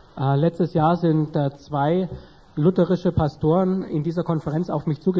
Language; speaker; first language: German; native; German